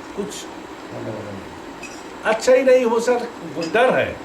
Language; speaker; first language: Hindi; non-native, local second language; Bangla